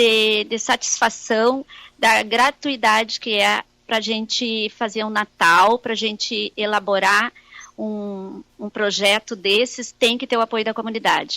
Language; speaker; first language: Portuguese; native; Portuguese